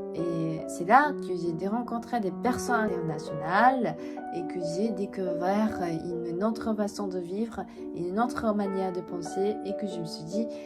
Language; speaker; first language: French; non-native, fluent; Japanese